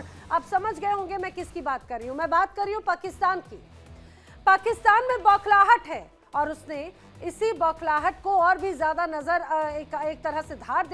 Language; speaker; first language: Hindi; native; Hindi